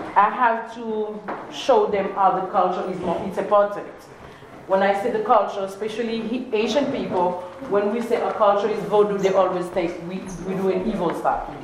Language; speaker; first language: English; non-native, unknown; Haitian Creole